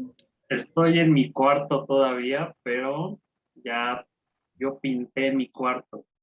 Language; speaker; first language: Spanish; non-native, fluent; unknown